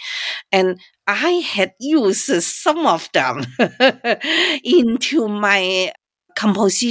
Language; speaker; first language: English; non-native, fluent; Cantonese